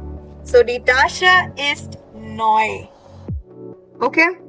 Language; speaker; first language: German; non-native, fluent; Hindi